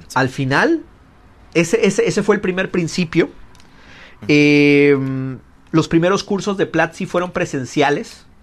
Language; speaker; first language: Spanish; native; Spanish